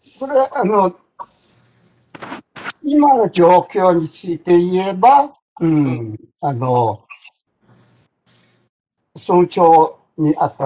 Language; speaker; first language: Japanese; non-native, learner; Chinese